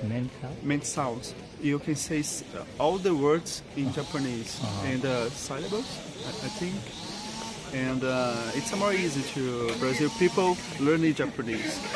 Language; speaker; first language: English; non-native, learner; Portuguese